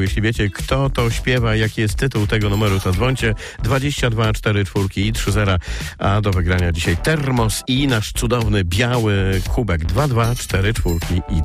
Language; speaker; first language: Polish; native; Polish